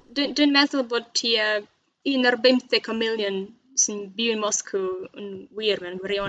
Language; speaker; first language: Welsh; non-native, learner; Russian